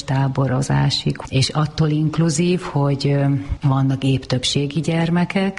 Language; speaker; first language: Hungarian; native; Hungarian